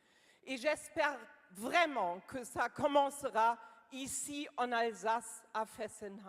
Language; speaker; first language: French; non-native, learner; German